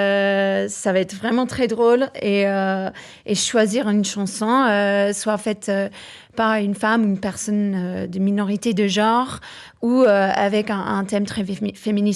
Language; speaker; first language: French; non-native, fluent; English